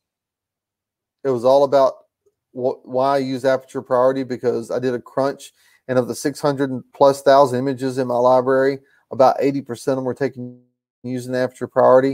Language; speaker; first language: English; native; English